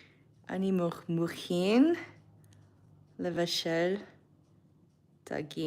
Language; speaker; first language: Hebrew; non-native, learner; English